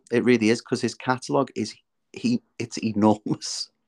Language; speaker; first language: English; native; English